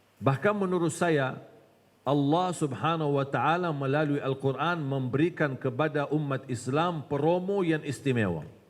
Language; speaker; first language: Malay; non-native, fluent; Arabic